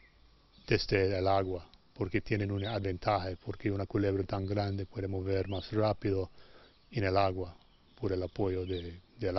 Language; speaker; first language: Spanish; non-native, fluent; English